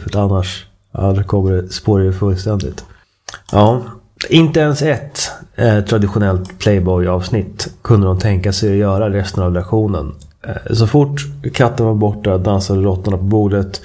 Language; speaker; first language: Swedish; native; Swedish